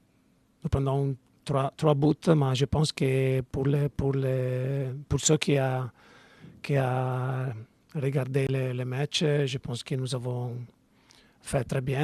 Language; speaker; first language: French; non-native, learner; Italian